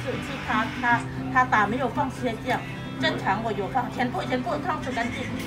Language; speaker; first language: Chinese; non-native, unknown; Thai